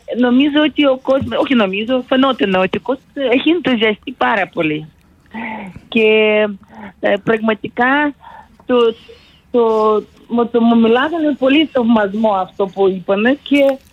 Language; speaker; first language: Greek; non-native, fluent; Russian